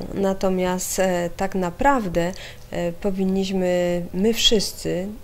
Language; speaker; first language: Polish; native; Polish